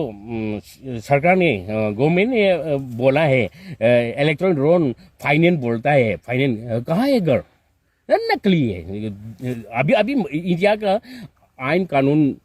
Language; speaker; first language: Hindi; non-native, local second language; Manipuri